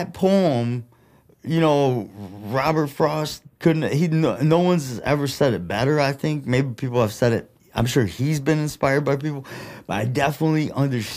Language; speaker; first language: English; early bilingual, other home language; Russian